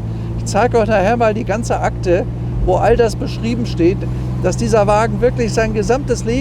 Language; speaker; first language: German; native; German